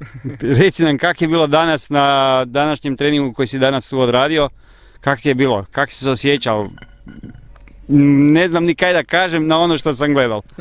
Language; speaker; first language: Croatian; native; Croatian